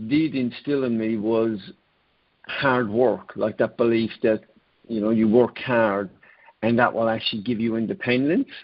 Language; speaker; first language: English; native; English